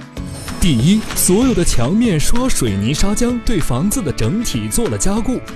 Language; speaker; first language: Chinese; native; Chinese